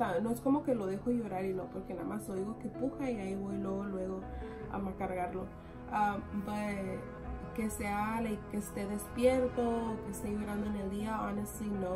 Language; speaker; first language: Spanish; early bilingual, heritage; Spanish